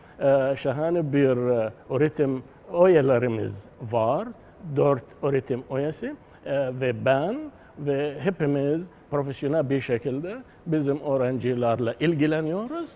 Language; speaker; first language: Turkish; non-native, learner; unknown